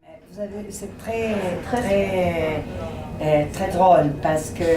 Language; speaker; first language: French; non-native, fluent; Spanish